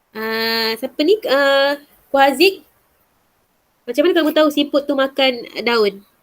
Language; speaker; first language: Malay; native; Malay